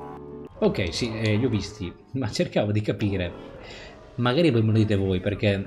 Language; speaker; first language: Italian; native; Italian